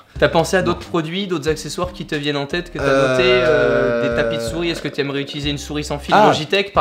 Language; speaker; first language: French; native; French